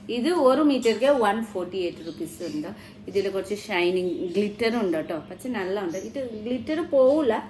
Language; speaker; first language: Malayalam; native; Malayalam